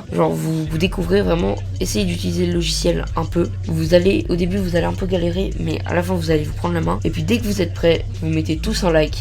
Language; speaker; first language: French; native; French